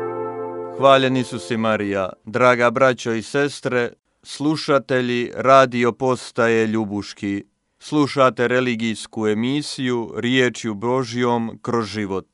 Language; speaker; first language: Croatian; native; Croatian